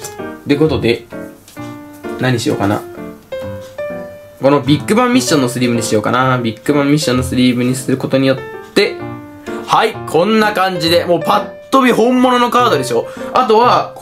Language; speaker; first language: Japanese; native; Japanese